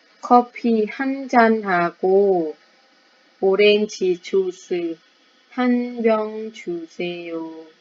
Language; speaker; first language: Korean; non-native, fluent; Thai